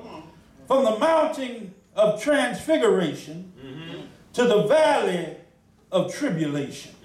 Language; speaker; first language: English; native; English